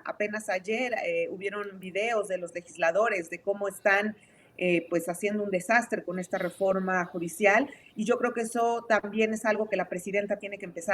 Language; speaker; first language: Spanish; native; Spanish